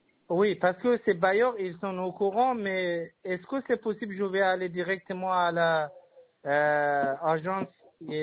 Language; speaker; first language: French; non-native, learner; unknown